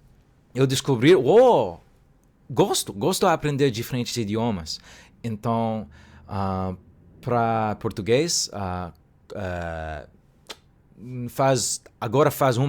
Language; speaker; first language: Portuguese; non-native, learner; Cantonese